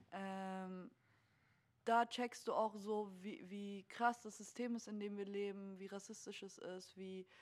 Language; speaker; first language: German; native; German